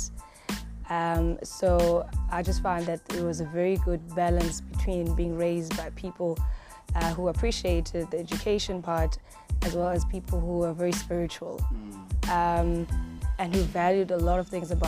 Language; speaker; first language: English; non-native, local second language; Zulu